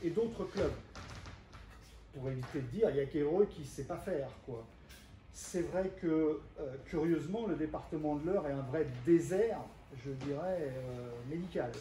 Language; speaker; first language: French; native; French